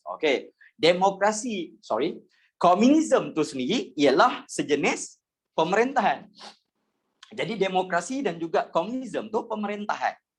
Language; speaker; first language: Malay; native; Malay